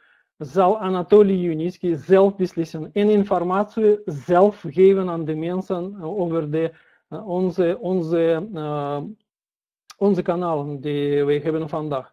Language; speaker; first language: Dutch; non-native, learner; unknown